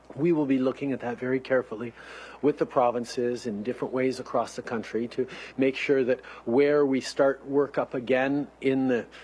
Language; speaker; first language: English; native; English